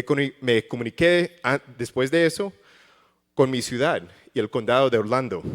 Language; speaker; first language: Spanish; early bilingual, heritage; English